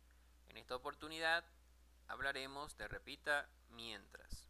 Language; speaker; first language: Spanish; native; Spanish